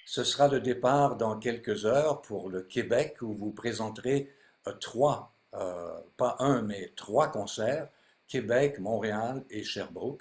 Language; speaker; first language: French; native; French